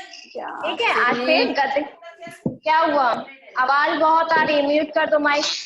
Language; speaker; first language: Hindi; native; Hindi